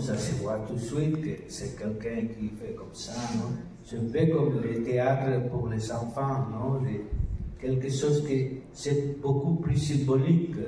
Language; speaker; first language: French; non-native, learner; Spanish